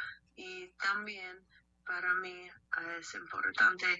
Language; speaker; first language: Spanish; non-native, learner; English